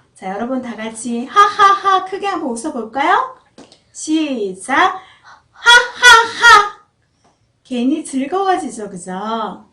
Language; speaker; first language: Korean; native; Korean